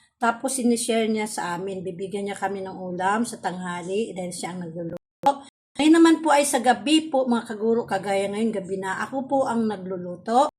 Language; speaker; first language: Filipino; native; Filipino